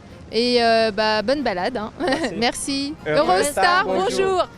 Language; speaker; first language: French; native; French